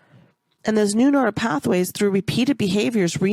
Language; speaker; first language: English; native; English